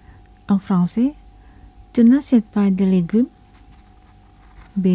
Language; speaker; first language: French; non-native, local second language; Indonesian